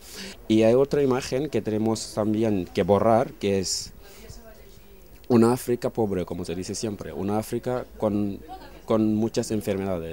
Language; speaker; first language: Spanish; non-native, fluent; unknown